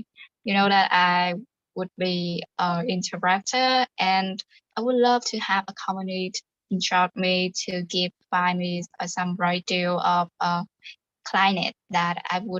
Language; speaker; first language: English; non-native, fluent; Vietnamese